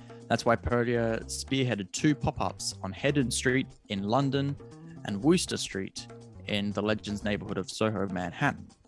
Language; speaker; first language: English; native; English